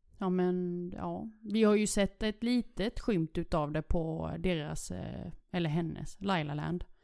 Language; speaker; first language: Swedish; early bilingual, other home language; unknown